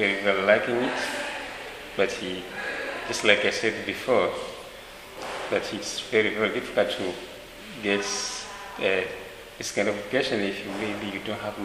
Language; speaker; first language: English; non-native, local second language; Swahili